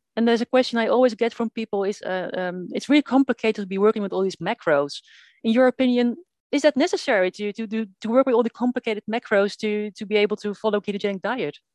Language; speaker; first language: English; non-native, fluent; Dutch